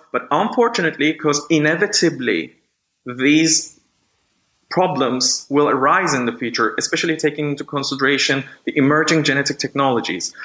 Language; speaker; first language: English; non-native, fluent; Turkish